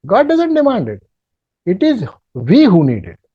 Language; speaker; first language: English; non-native, local second language; Hindi